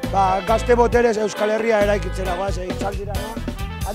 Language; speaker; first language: Basque; native; Basque